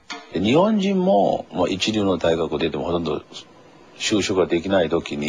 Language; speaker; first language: Japanese; non-native, fluent; Korean